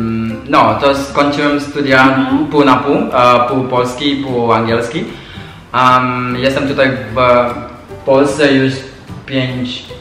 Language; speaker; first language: Polish; non-native, learner; Indonesian